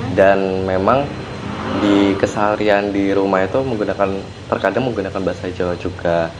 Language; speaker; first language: Indonesian; native; Indonesian